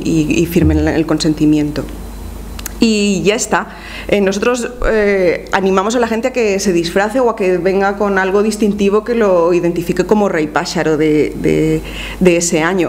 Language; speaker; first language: Spanish; native; Spanish